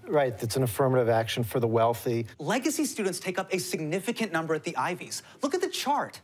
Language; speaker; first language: English; native; English